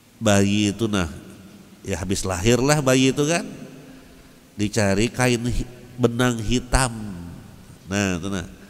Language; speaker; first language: Indonesian; non-native, local second language; Banjar